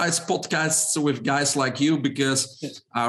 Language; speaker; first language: English; non-native, fluent; Dutch